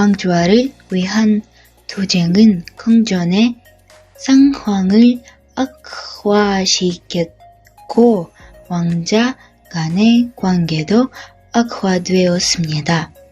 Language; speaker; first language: Korean; non-native, learner; Russian